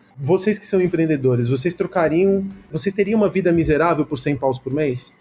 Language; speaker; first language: Portuguese; early bilingual, other home language; Spanish